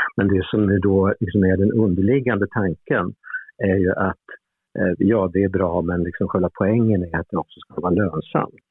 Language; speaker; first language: Swedish; native; Swedish